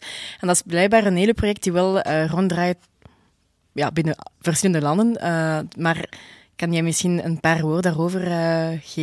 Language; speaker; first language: Dutch; non-native, local second language; French